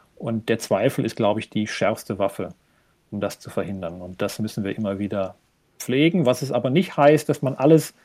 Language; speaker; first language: German; native; German